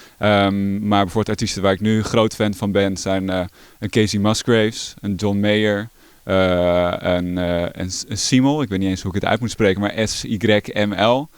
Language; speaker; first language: Dutch; native; Dutch